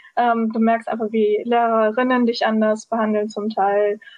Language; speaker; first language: German; early bilingual, other home language; Turkish